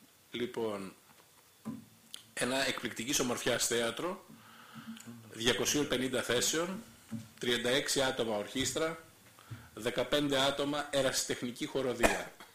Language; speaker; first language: Greek; native; Greek